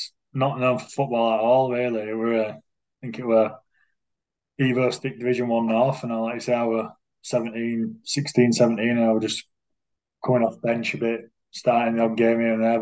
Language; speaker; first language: English; native; English